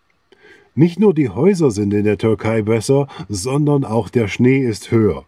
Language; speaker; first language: German; native; German